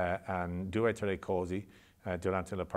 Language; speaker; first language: Italian; non-native, learner; English